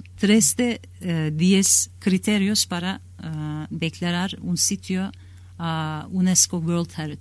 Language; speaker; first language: Spanish; non-native, learner; Kurdish